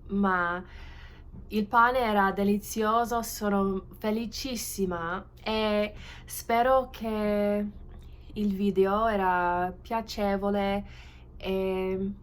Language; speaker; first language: Italian; non-native, learner; English